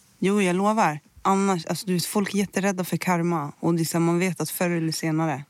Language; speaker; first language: Swedish; early bilingual, other home language; Somali